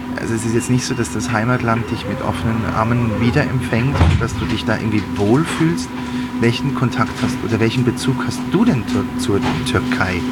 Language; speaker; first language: German; native; German